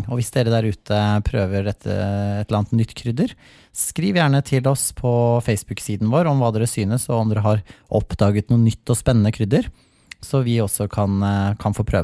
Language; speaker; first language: Norwegian; native; Norwegian